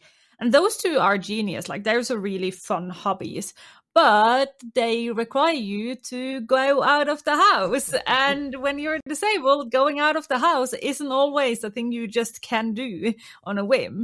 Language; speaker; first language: English; non-native, fluent; Norwegian